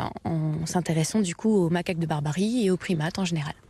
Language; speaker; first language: French; native; French